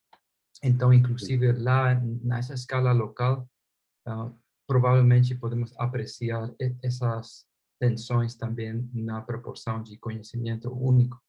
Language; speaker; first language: Portuguese; non-native, fluent; Spanish